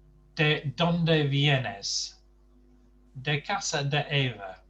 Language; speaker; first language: Spanish; non-native, fluent; English